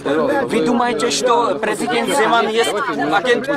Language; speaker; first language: Russian; non-native, learner; Czech